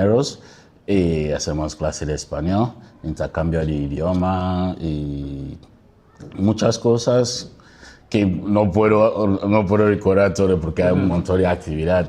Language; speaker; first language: Spanish; non-native, learner; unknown